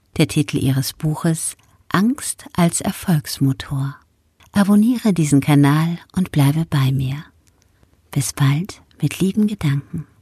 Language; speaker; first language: German; native; German